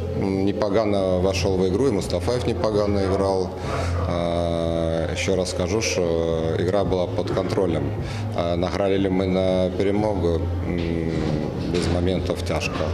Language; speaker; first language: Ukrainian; non-native, learner; Russian